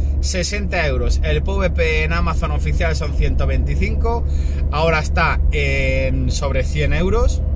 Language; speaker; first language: Spanish; native; Spanish